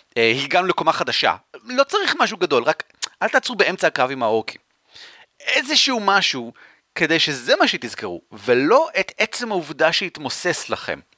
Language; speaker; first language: Hebrew; native; Hebrew